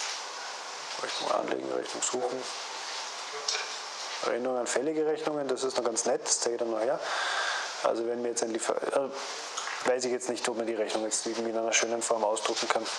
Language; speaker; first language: German; native; German